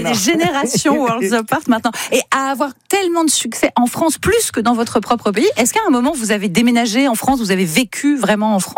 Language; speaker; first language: French; native; French